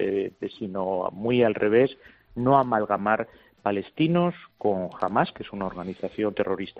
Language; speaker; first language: Spanish; native; Spanish